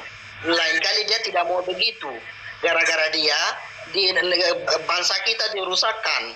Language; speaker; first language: Indonesian; non-native, learner; Rohingya